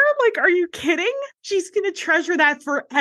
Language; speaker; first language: English; native; English